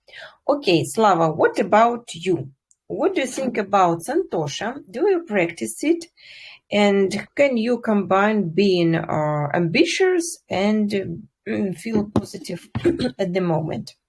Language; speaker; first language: English; non-native, fluent; Russian